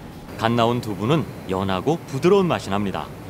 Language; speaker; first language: Korean; native; Korean